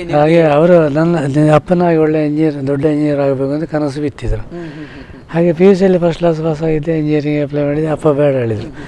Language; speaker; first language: Kannada; native; Kannada